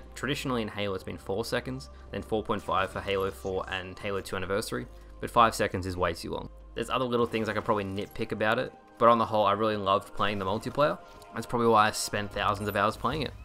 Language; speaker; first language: English; native; English